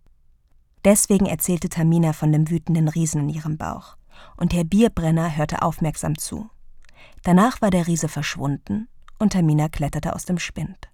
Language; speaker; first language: German; native; German